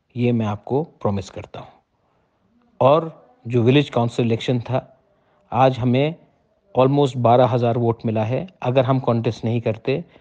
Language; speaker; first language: Hindi; non-native, local second language; Kok Borok